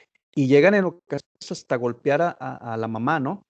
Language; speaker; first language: Spanish; native; Spanish